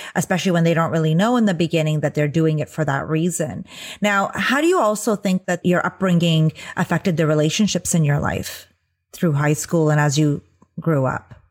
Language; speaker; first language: English; early bilingual, other home language; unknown